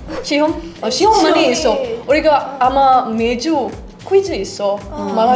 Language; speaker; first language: Korean; non-native, learner; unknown